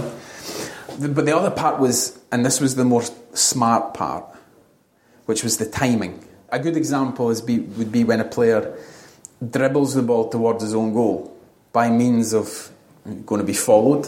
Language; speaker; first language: English; native; English